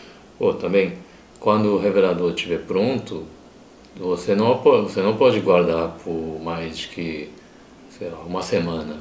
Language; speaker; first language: Portuguese; non-native, fluent; Japanese